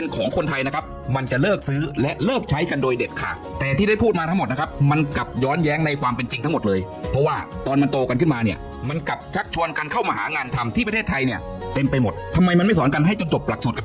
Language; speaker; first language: Thai; native; Thai